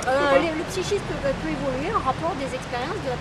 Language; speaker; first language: French; native; French